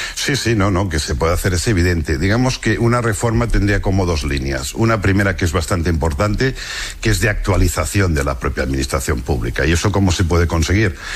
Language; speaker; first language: Spanish; non-native, local second language; Catalan